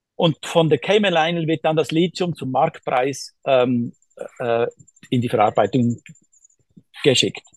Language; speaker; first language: German; native; German